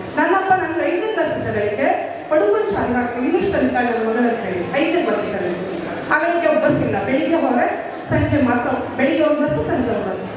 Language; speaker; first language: Kannada; native; Kannada